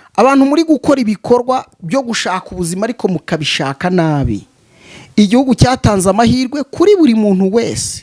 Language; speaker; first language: Kinyarwanda; native; Kinyarwanda